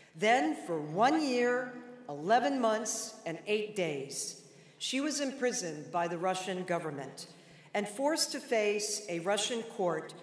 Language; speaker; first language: English; native; English